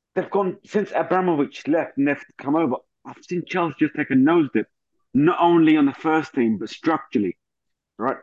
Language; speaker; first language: English; native; English